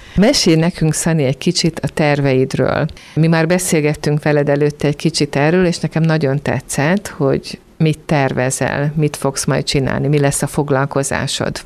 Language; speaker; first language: Hungarian; native; Hungarian